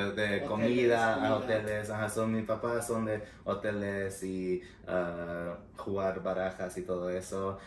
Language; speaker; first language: Spanish; early bilingual, heritage; Spanish